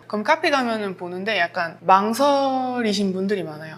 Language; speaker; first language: Korean; non-native, fluent; French